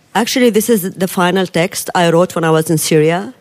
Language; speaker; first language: English; non-native, fluent; Arabic